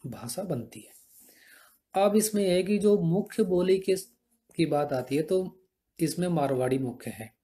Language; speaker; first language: Hindi; native; Hindi